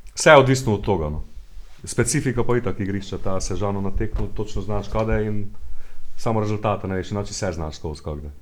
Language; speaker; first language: Slovenian; native; Slovenian